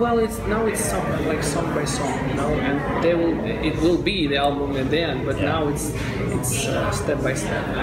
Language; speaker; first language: English; non-native, fluent; Russian